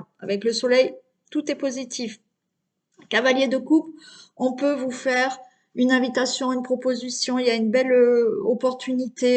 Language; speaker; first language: French; native; French